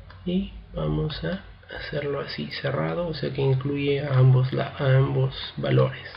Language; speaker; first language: Spanish; native; Spanish